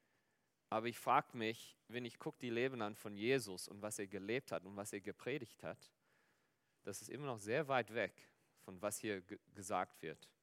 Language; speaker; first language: German; non-native, fluent; Afrikaans